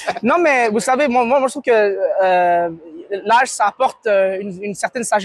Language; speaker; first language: French; native; French